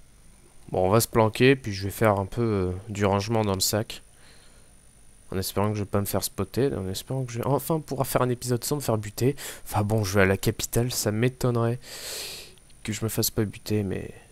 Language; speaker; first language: French; native; French